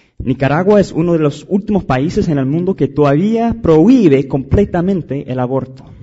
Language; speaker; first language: Spanish; non-native, fluent; English